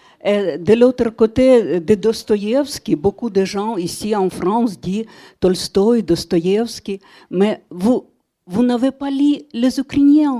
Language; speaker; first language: French; non-native, fluent; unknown